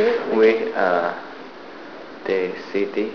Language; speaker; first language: French; non-native, learner; English